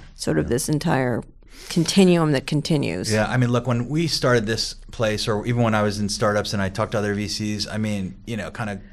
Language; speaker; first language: English; native; English